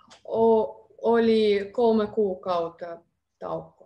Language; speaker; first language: Finnish; non-native, learner; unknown